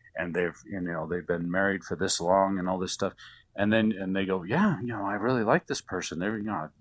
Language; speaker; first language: English; native; English